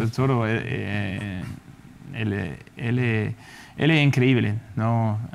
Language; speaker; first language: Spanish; non-native, fluent; Danish